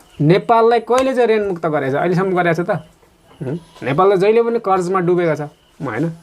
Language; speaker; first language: Nepali; non-native, local second language; Limbu